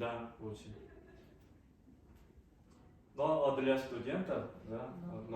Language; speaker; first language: Russian; non-native, fluent; Korean